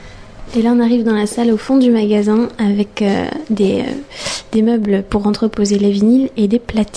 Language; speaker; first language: French; native; French